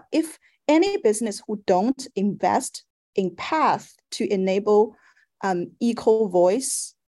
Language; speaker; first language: English; non-native, fluent; Chinese